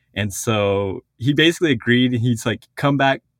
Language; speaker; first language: English; early bilingual, other home language; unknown